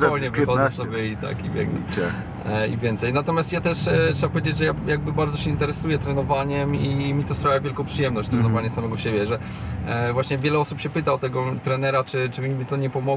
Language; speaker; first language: Polish; native; Polish